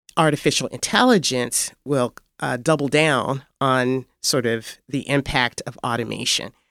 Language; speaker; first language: English; native; English